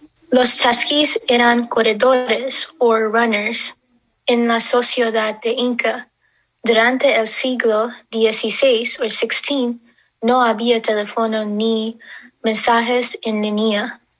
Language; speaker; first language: Spanish; non-native, learner; English